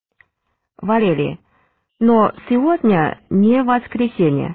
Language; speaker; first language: Russian; non-native, fluent; Chinese